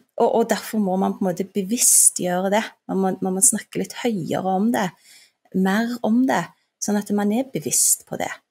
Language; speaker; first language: Norwegian; early bilingual, other home language; Turkish